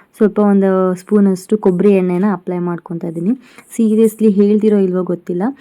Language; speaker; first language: Kannada; non-native, local second language; Konkani